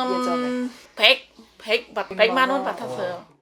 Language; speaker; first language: Korean; non-native, learner; Khmer